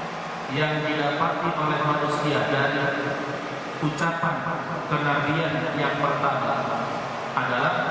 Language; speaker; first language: Indonesian; native; Indonesian